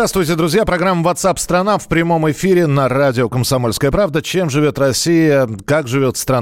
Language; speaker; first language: Russian; native; Russian